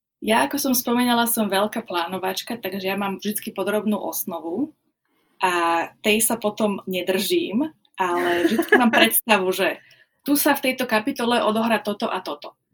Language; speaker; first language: Slovak; native; Slovak